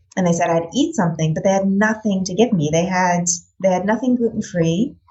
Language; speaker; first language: English; native; English